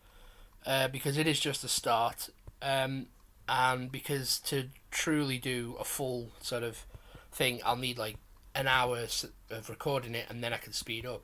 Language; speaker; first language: English; native; English